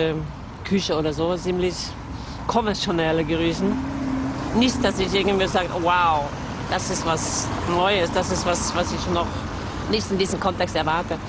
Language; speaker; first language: German; non-native, fluent; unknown